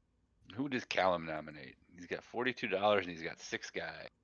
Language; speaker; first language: English; native; English